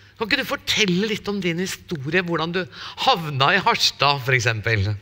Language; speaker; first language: Norwegian; native; Norwegian